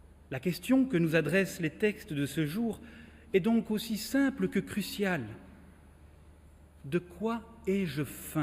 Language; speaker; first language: French; native; French